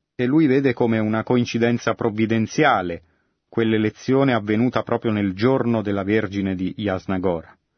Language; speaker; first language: Italian; native; Italian